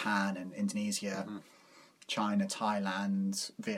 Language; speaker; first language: English; native; English